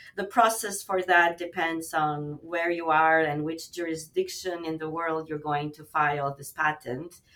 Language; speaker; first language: English; non-native, fluent; Albanian